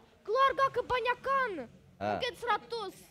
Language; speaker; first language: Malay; non-native, learner; German